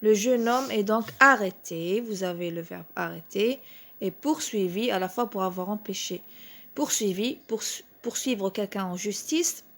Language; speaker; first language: French; non-native, local second language; Arabic